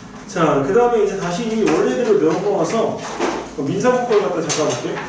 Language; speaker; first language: Korean; native; Korean